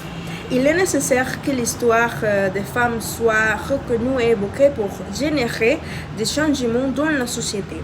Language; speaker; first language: French; non-native, fluent; Spanish